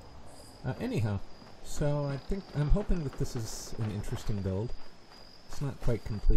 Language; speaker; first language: English; native; English